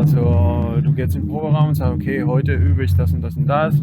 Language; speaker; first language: German; non-native, fluent; Spanish